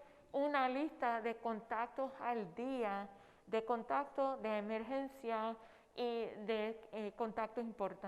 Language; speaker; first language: Spanish; non-native, fluent; English